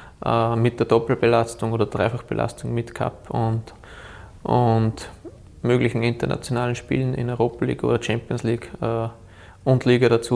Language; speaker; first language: German; native; German